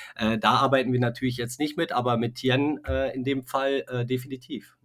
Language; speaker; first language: German; native; German